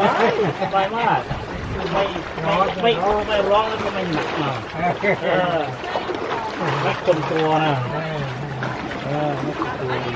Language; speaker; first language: Thai; non-native, learner; Hmong